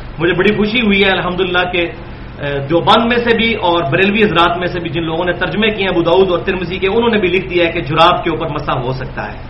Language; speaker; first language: Urdu; non-native, local second language; Punjabi